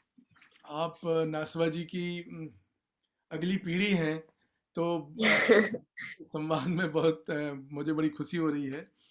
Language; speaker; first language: Hindi; native; Hindi